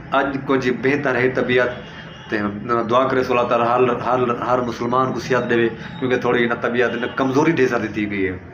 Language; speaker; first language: Urdu; non-native, local second language; Saraiki